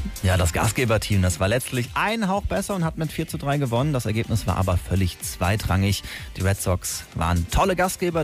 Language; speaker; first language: German; native; German